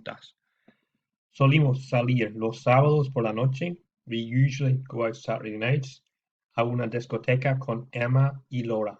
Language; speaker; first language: Spanish; non-native, fluent; English